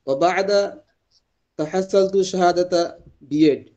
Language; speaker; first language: Arabic; non-native, learner; Bangla